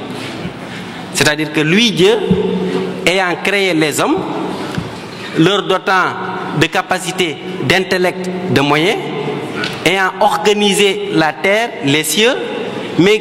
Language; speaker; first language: French; non-native, local second language; Wolof